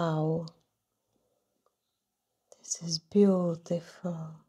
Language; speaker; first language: English; non-native, fluent; Czech